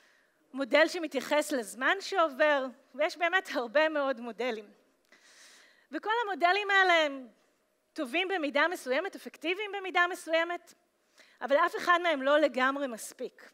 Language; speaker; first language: Hebrew; native; Hebrew